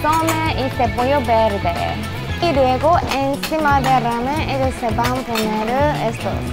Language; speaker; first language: Spanish; non-native, learner; Japanese